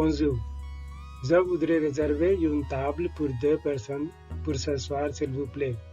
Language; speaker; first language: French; non-native, learner; Hindi